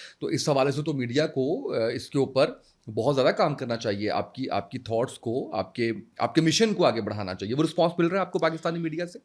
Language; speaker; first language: Urdu; native; Urdu